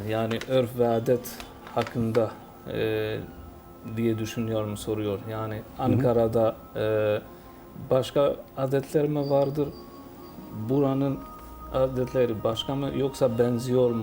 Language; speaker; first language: Turkish; non-native, fluent; Albanian